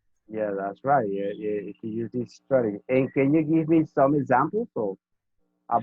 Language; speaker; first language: English; non-native, fluent; Spanish